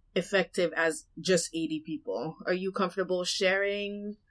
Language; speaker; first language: English; non-native, local second language; Yoruba